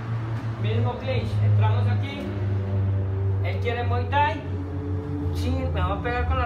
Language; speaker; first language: Spanish; native; Spanish